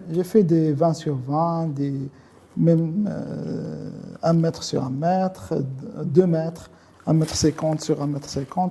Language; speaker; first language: French; non-native, local second language; Arabic